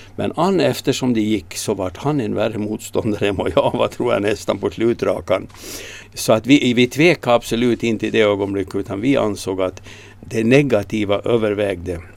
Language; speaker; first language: Swedish; native; Swedish